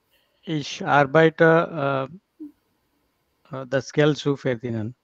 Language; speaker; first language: German; non-native, learner; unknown